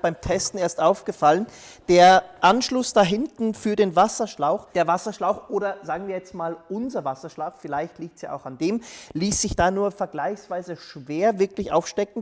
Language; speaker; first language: German; native; German